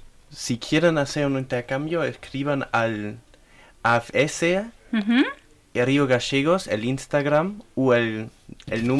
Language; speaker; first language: Spanish; non-native, learner; German